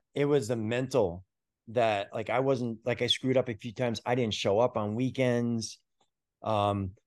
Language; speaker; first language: English; native; English